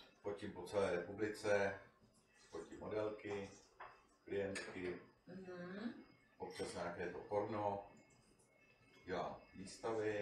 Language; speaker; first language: Czech; native; Czech